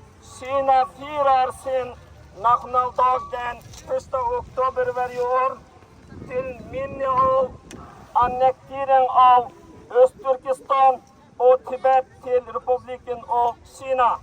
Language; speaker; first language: Swedish; non-native, learner; Uyghur